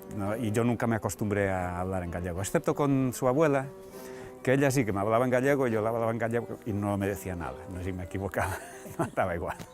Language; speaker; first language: Spanish; early bilingual, other home language; English